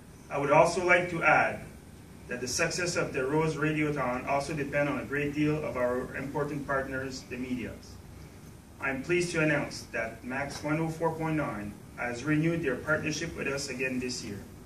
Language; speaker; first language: English; non-native, local second language; French